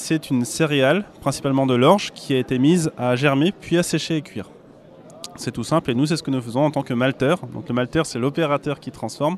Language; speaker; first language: French; native; French